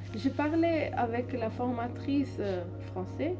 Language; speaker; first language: French; non-native, learner; Hindi